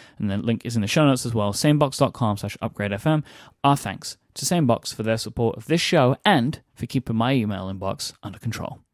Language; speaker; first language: English; native; English